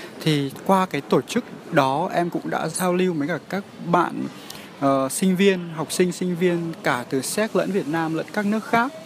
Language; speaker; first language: Vietnamese; early bilingual, heritage; Vietnamese